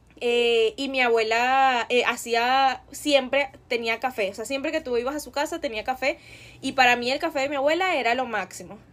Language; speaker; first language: Spanish; native; Spanish